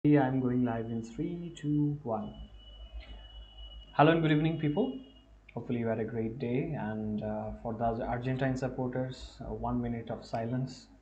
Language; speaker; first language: English; non-native, fluent; Bangla